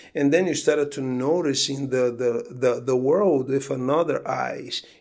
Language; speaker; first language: English; non-native, fluent; Portuguese